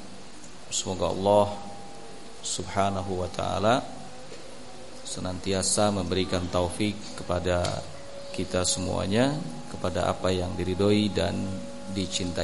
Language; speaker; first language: Indonesian; native; Indonesian